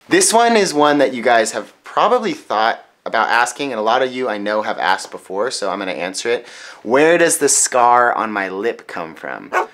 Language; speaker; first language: English; native; English